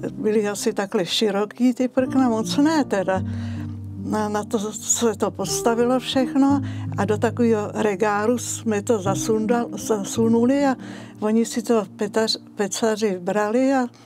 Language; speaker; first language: Czech; native; Czech